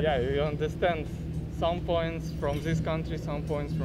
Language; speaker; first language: English; non-native, learner; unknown